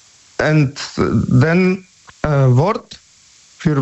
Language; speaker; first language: German; non-native, learner; Polish